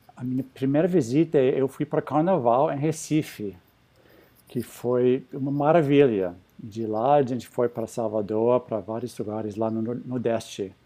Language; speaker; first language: Portuguese; non-native, fluent; English